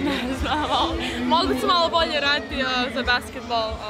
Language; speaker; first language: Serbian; early bilingual, heritage; Serbian